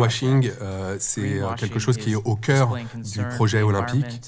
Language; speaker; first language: French; native; French